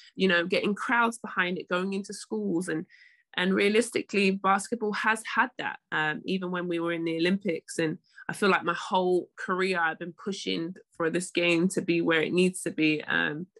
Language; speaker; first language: English; native; English